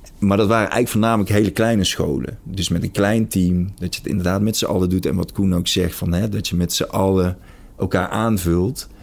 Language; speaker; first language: Dutch; native; Dutch